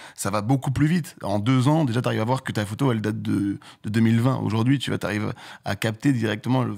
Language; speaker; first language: French; native; French